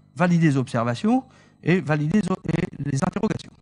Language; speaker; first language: French; native; French